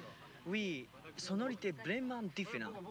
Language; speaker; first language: French; non-native, learner; Japanese